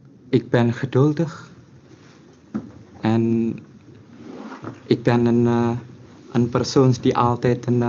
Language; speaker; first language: Dutch; non-native, learner; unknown